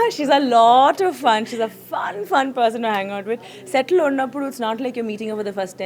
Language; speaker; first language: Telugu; non-native, fluent; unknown